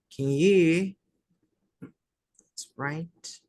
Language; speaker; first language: English; non-native, fluent; Spanish